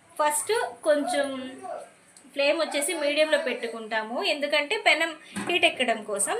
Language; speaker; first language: Telugu; non-native, local second language; Urdu